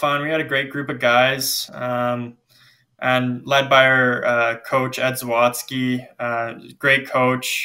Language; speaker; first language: English; native; English